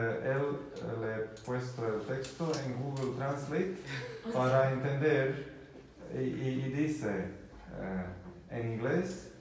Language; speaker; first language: Spanish; non-native, fluent; Croatian